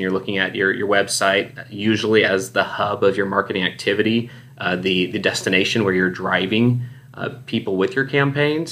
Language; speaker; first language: English; native; English